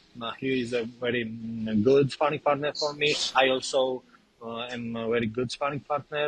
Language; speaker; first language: English; non-native, learner; Georgian